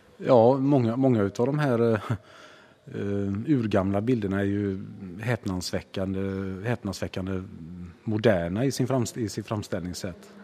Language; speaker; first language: Swedish; native; Swedish